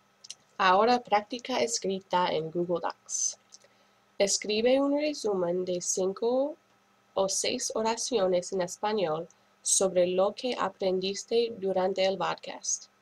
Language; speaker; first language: Spanish; non-native, fluent; English